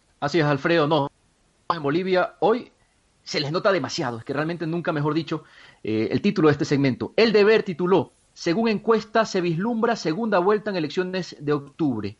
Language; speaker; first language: Spanish; native; Spanish